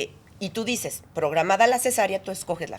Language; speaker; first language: Spanish; native; Spanish